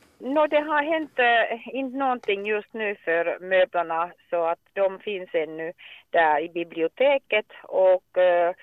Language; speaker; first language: Swedish; non-native, local second language; Finnish